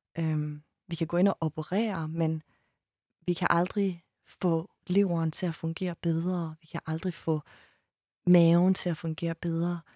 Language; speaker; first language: Danish; early bilingual, other home language; Persian